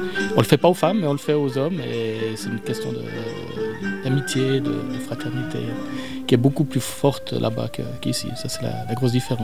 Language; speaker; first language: French; native; French